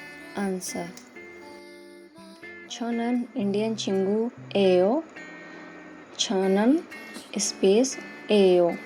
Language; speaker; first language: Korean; non-native, learner; Hindi